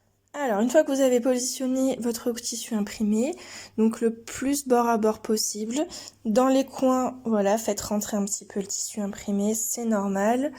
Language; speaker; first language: French; native; French